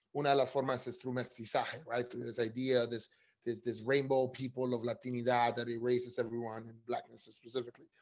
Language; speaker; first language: English; early bilingual, other home language; Spanish